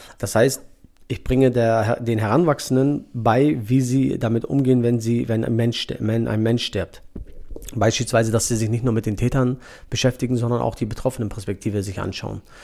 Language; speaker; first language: German; early bilingual, other home language; Turkish